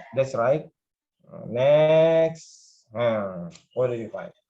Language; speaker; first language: English; non-native, learner; Indonesian